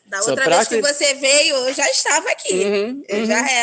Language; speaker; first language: Portuguese; native; Portuguese